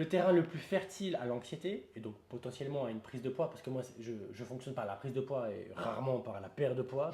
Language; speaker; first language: French; native; French